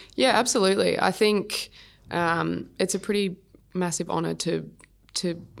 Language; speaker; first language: English; native; English